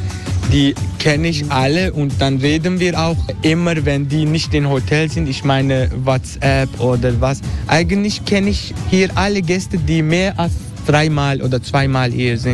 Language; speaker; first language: German; non-native, fluent; Turkish